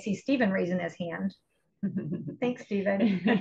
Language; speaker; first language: English; native; English